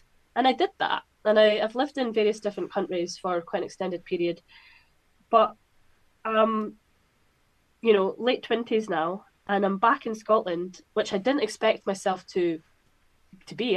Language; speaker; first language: English; native; English